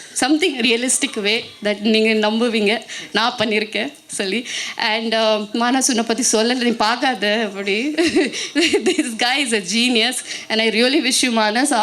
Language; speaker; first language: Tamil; non-native, learner; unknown